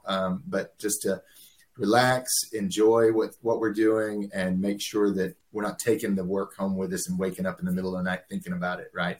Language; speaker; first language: English; native; English